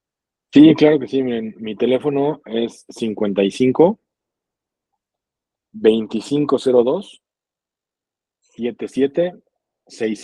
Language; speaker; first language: Spanish; native; Spanish